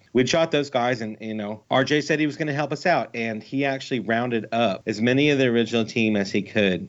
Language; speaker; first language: English; native; English